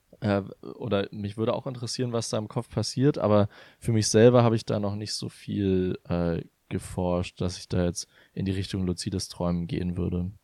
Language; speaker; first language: German; native; German